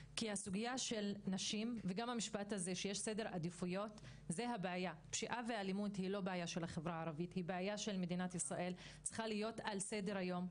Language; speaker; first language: Hebrew; non-native, local second language; Arabic